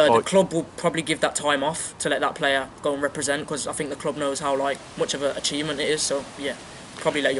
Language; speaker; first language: English; native; English